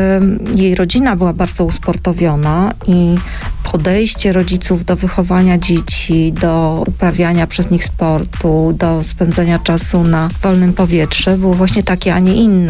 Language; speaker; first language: Polish; native; Polish